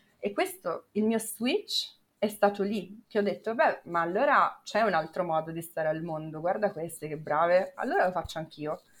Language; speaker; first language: Italian; native; Italian